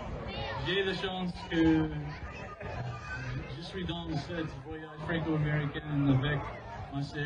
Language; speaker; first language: French; non-native, learner; English